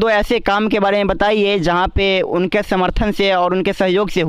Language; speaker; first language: Hindi; native; Hindi